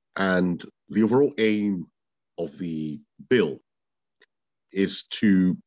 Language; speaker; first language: English; non-native, local second language; Bini